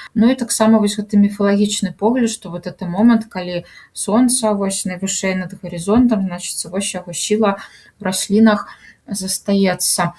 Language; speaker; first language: Belarusian; native; Belarusian